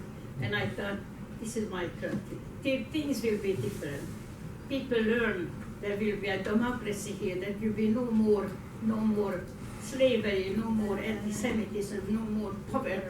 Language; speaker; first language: English; non-native, fluent; Hungarian